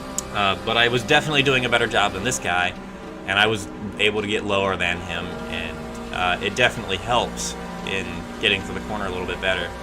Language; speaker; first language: English; native; English